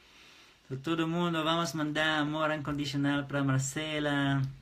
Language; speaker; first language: Portuguese; non-native, fluent; Hebrew